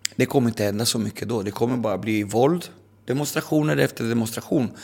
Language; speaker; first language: Swedish; early bilingual, other home language; Spanish